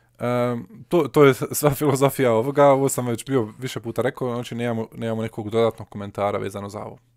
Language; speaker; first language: Bosnian; early bilingual, heritage; Bosnian